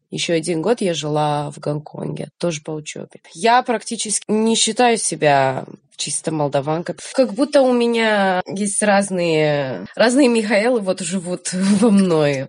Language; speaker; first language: Russian; non-native, local second language; Romanian